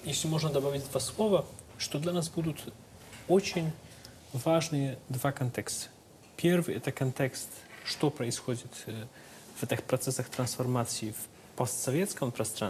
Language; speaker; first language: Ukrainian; non-native, learner; Polish